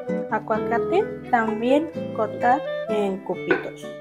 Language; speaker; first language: Spanish; non-native, learner; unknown